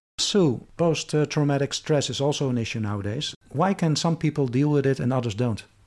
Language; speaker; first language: English; non-native, fluent; Dutch